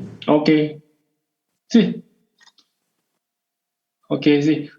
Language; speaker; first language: Spanish; non-native, learner; Korean